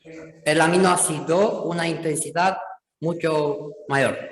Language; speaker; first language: Spanish; non-native, fluent; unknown